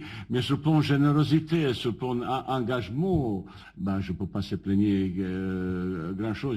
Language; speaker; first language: French; non-native, fluent; Bosnian